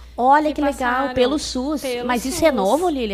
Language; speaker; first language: Portuguese; native; Portuguese